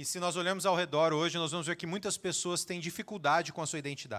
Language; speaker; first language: Portuguese; native; Portuguese